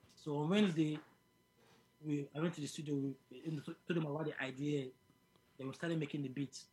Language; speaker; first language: English; non-native, local second language; Yoruba